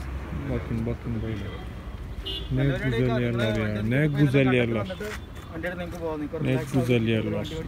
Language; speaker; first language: Turkish; non-native, fluent; Malayalam